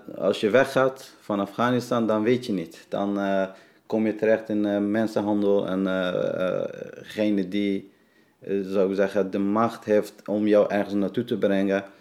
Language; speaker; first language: Dutch; non-native, fluent; Persian